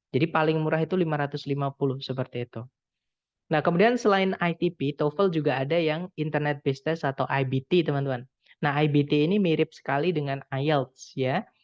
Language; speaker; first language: Indonesian; non-native, local second language; Javanese